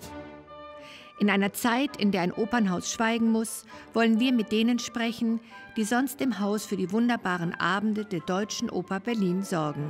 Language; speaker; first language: German; native; German